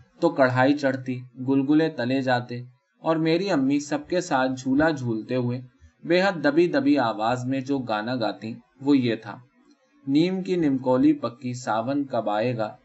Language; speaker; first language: Urdu; native; Urdu